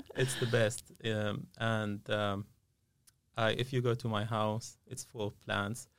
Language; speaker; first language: English; non-native, fluent; Arabic